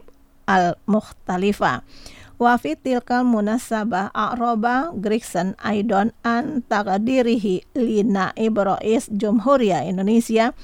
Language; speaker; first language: Arabic; non-native, fluent; Indonesian